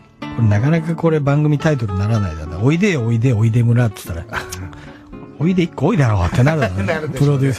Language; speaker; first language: Japanese; native; Japanese